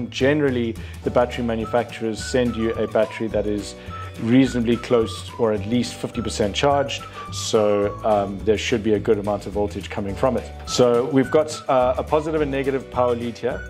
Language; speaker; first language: English; native; English